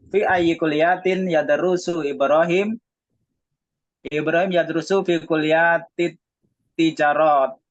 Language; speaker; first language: Arabic; non-native, learner; Indonesian